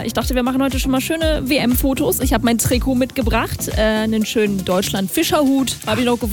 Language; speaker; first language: German; native; German